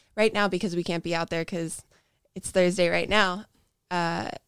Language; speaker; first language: English; native; English